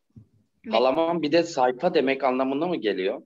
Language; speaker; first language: Turkish; native; Turkish